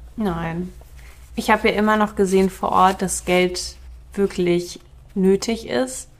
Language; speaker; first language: German; early bilingual, other home language; Russian